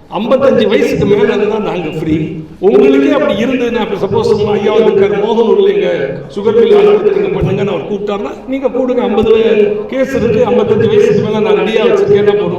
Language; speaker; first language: Tamil; native; Tamil